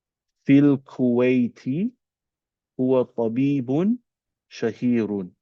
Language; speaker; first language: Arabic; non-native, fluent; English